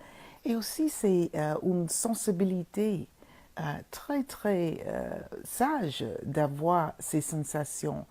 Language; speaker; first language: French; non-native, fluent; English